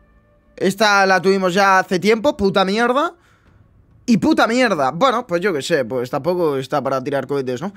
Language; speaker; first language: Spanish; native; Spanish